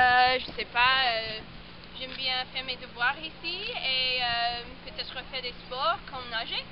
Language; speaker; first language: French; non-native, learner; English